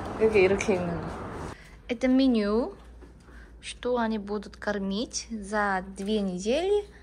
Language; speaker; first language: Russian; non-native, learner; Korean